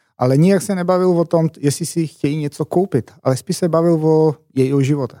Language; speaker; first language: Czech; non-native, fluent; Macedonian